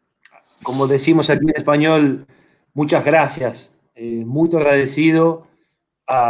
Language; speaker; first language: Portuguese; non-native, fluent; Spanish